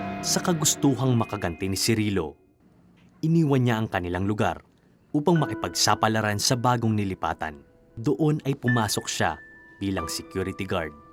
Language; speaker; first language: Filipino; native; Filipino